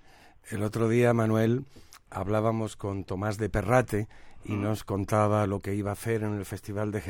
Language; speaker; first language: Spanish; native; Spanish